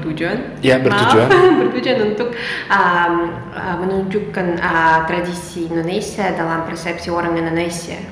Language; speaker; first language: Indonesian; non-native, fluent; Russian